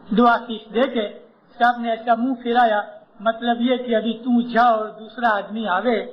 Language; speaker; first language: Urdu; non-native, local second language; Gujarati